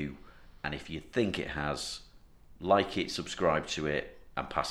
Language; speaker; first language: English; native; English